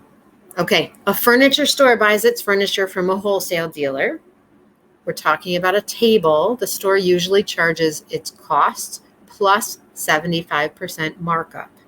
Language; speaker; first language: English; native; English